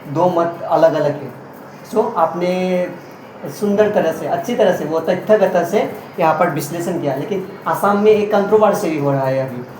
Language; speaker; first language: Hindi; non-native, local second language; Assamese